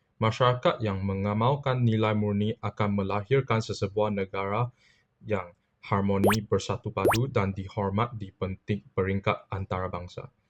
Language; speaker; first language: Malay; non-native, local second language; Chinese